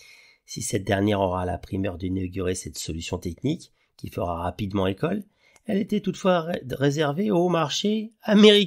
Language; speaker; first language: French; native; French